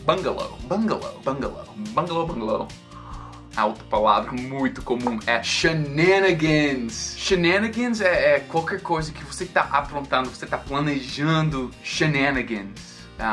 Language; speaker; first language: Portuguese; non-native, fluent; English